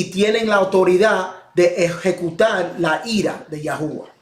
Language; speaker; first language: Spanish; non-native, fluent; English